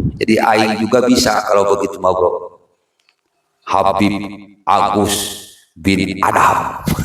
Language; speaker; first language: Indonesian; non-native, local second language; Sundanese